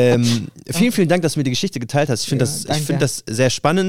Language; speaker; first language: German; native; German